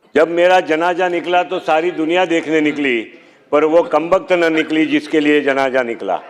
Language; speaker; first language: Hindi; non-native, local second language; Marathi